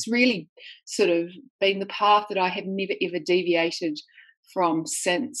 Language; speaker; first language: English; native; English